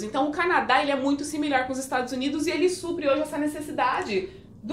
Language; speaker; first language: Portuguese; native; Portuguese